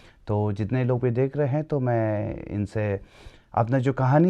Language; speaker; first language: Hindi; non-native, local second language; Tibetan